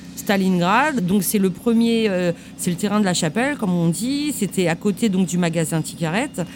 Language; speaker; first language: French; native; French